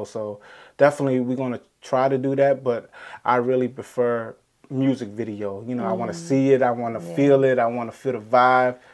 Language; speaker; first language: English; native; English